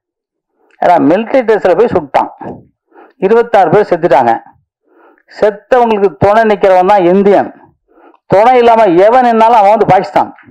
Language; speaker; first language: Tamil; native; Tamil